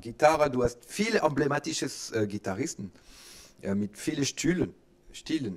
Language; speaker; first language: German; non-native, learner; French